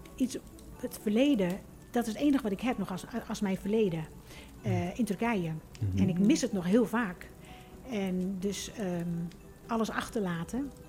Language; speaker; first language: Dutch; early bilingual, other home language; Turkish